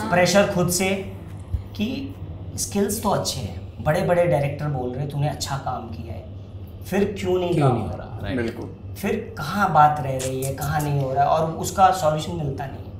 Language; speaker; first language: Hindi; native; Hindi